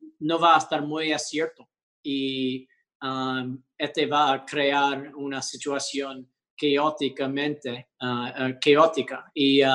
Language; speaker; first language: Spanish; early bilingual, heritage; English